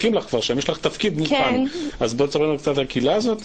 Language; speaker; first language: Hebrew; native; Hebrew